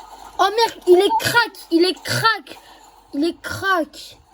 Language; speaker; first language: French; native; French